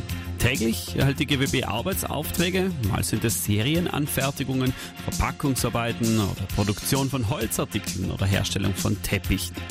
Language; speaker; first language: German; native; German